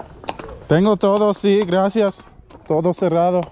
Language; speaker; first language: Spanish; non-native, learner; German